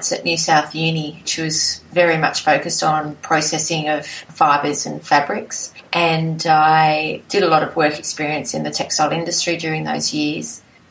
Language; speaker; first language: English; native; English